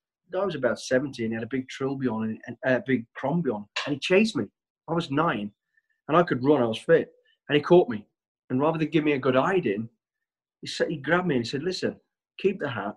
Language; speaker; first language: English; native; English